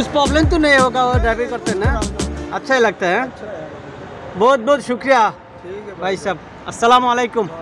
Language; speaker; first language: Hindi; non-native, fluent; Bangla